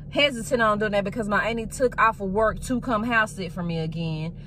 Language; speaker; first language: English; native; English